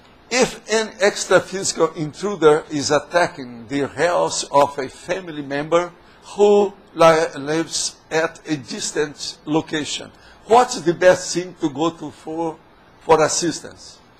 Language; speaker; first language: English; non-native, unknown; Portuguese